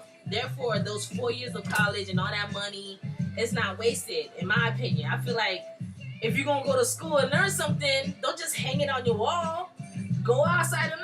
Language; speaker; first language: English; early bilingual, other home language; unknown